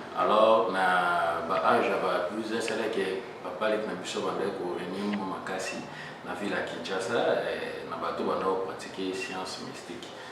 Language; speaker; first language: Lingala; native; Lingala